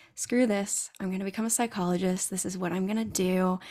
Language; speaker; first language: English; native; English